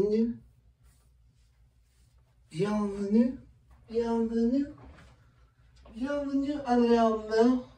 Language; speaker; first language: French; non-native, learner; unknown